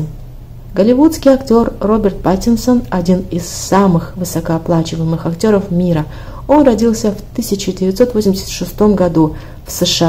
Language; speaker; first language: Russian; native; Russian